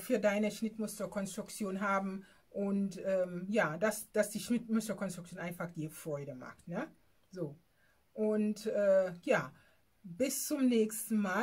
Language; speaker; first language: German; non-native, fluent; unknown